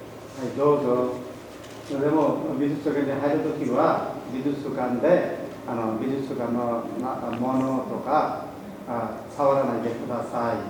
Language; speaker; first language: Japanese; non-native, learner; Bangla